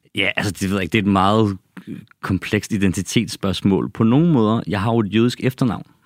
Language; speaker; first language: Danish; native; Danish